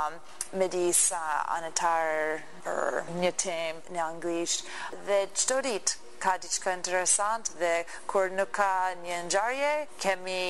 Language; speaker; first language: Albanian; non-native, learner; English